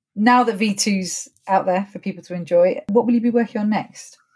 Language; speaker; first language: English; native; English